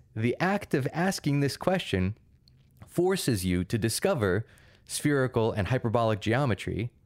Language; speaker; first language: English; early bilingual, other home language; Russian